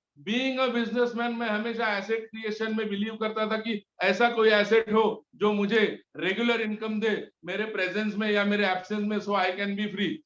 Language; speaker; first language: Hindi; native; Hindi